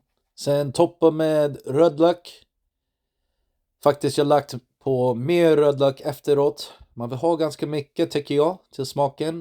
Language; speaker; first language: Swedish; non-native, learner; English